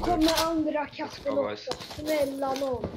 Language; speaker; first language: Swedish; early bilingual, other home language; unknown